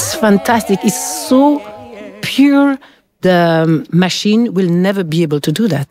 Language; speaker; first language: English; non-native, fluent; French